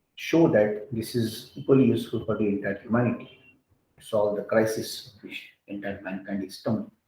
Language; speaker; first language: English; non-native, local second language; Hindi